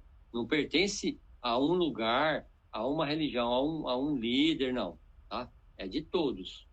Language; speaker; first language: Portuguese; native; Portuguese